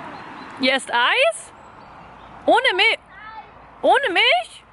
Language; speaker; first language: German; native; German